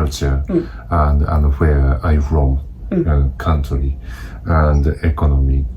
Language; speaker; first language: English; non-native, learner; Japanese